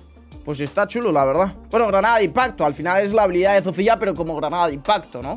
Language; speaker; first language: Spanish; native; Spanish